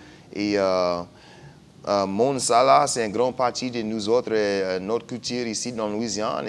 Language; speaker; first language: French; non-native, fluent; English